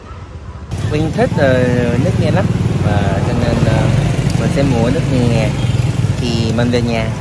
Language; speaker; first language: Vietnamese; non-native, learner; Korean